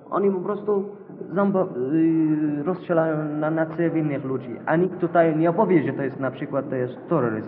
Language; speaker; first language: Polish; non-native, learner; Arabic